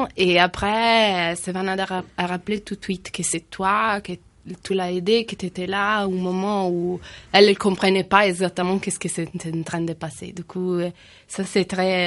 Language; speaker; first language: French; non-native, fluent; Italian